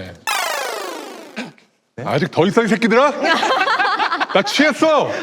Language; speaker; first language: Korean; native; Korean